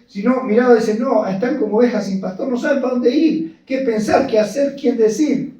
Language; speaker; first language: Spanish; native; Spanish